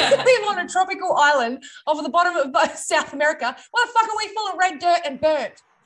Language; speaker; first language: English; native; English